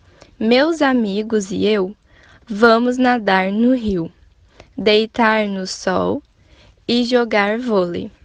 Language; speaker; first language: Portuguese; non-native, learner; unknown